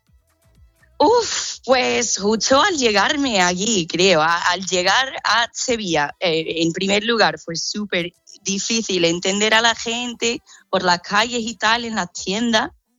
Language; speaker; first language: Spanish; non-native, fluent; English